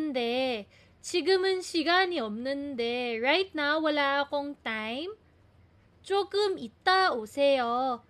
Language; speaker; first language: Korean; non-native, fluent; Filipino